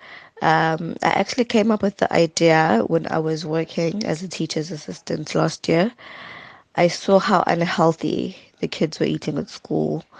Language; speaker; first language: English; non-native, local second language; Zulu